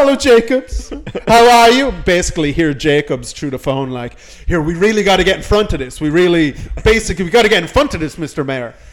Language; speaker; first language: English; native; English